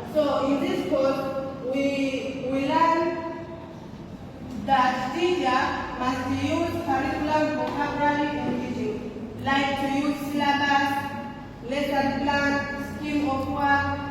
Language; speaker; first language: English; non-native, local second language; Swahili